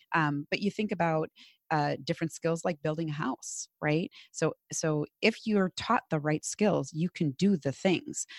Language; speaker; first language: English; native; English